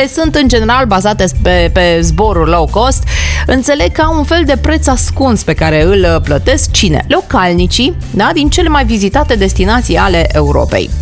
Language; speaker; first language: Romanian; native; Romanian